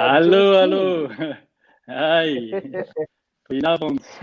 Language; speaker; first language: Dutch; non-native, fluent; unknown